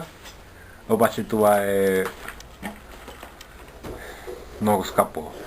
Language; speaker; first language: Bulgarian; non-native, learner; Finnish